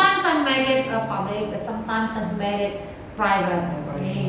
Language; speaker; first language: English; non-native, learner; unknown